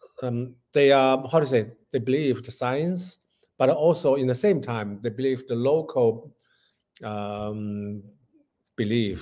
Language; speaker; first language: English; non-native, learner; Chinese